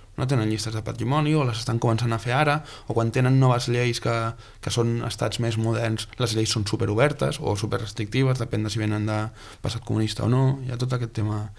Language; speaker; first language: Catalan; native; Catalan